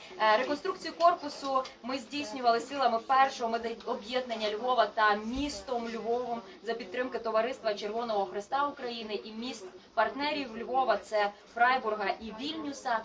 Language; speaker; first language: Ukrainian; native; Ukrainian